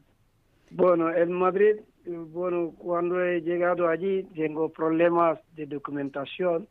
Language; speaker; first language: Spanish; non-native, learner; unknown